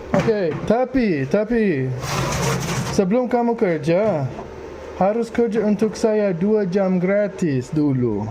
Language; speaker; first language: Indonesian; non-native, learner; English